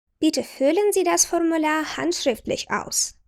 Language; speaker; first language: German; non-native, fluent; Ukrainian